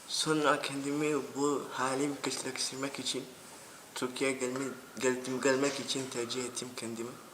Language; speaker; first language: Turkish; non-native, learner; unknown